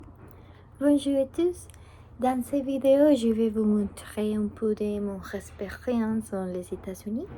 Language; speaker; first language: French; non-native, learner; Spanish